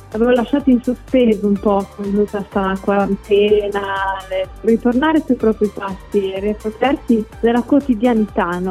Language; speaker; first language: Italian; native; Italian